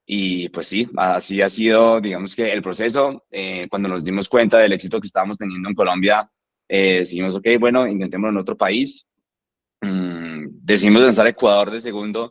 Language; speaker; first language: Spanish; native; Spanish